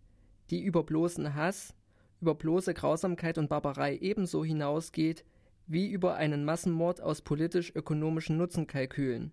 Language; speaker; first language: German; native; German